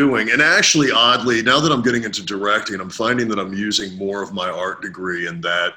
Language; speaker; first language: English; native; English